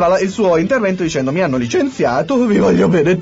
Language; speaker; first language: Italian; native; Italian